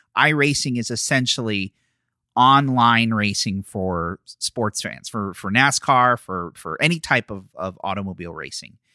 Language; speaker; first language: English; native; English